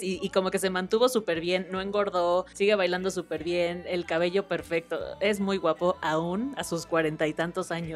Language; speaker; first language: Spanish; native; Spanish